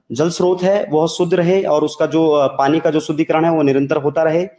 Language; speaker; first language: Hindi; native; Hindi